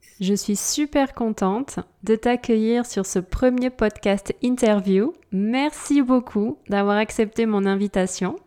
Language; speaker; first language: French; native; French